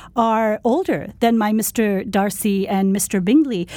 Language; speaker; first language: English; non-native, local second language; Urdu